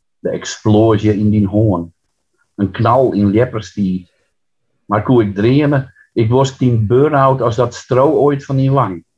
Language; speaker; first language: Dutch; non-native, local second language; Western Frisian